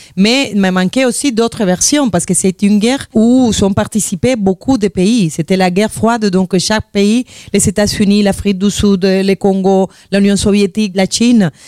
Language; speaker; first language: French; non-native, fluent; Spanish